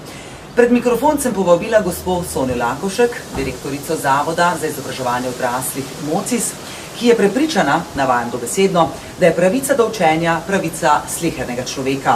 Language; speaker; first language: Slovenian; native; Slovenian